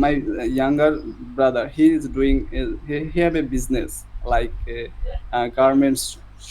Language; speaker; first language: English; non-native, learner; Bangla